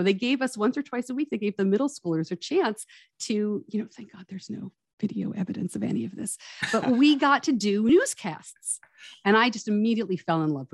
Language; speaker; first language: English; native; English